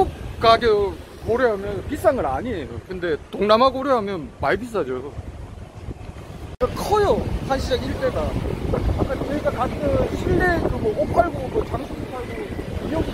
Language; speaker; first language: Korean; native; Korean